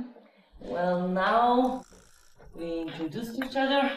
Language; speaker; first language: English; non-native, learner; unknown